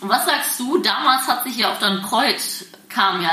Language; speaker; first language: German; native; German